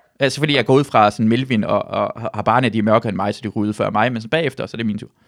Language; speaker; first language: Danish; early bilingual, other home language; Persian